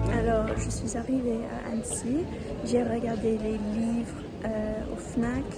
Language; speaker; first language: French; non-native, learner; English